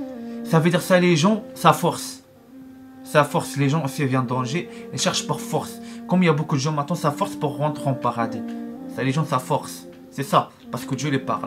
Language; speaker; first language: French; non-native, learner; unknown